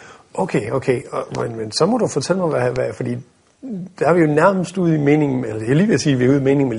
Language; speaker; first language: Danish; native; Danish